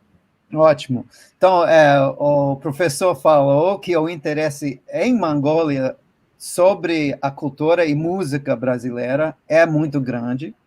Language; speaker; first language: Portuguese; non-native, fluent; English